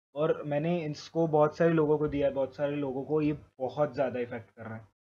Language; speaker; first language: Hindi; native; Hindi